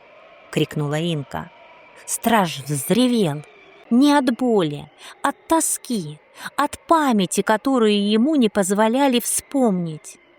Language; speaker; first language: Russian; native; Russian